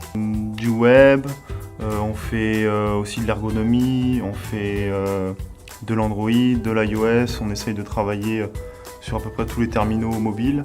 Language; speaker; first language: French; native; French